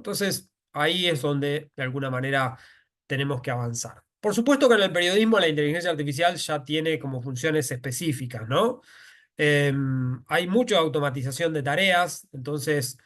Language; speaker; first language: Spanish; native; Spanish